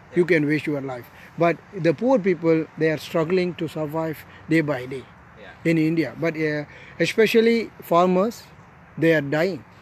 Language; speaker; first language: English; non-native, local second language; Tamil